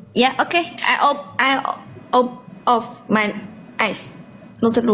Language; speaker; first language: English; non-native, learner; Chinese